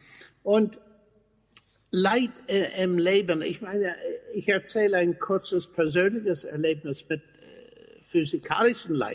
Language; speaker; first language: German; non-native, fluent; English